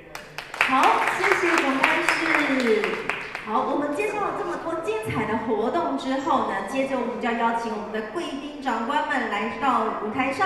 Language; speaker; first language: Chinese; native; Chinese